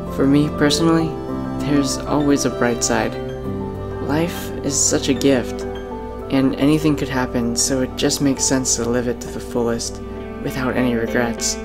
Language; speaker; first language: English; native; English